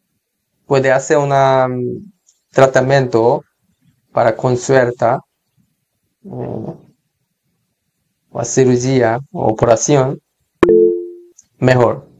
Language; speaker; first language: Spanish; non-native, learner; Korean